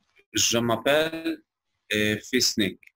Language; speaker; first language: French; non-native, learner; Albanian